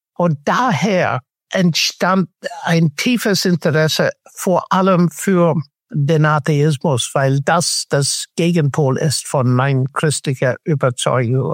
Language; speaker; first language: German; non-native, fluent; English